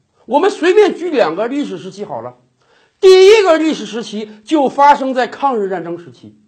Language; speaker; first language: Chinese; native; Chinese